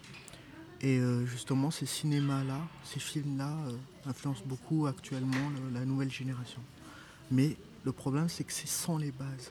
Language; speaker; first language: French; non-native, local second language; Malagasy